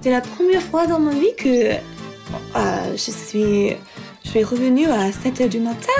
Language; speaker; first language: French; non-native, learner; English